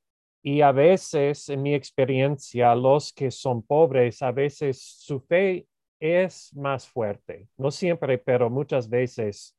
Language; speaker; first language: Spanish; non-native, fluent; English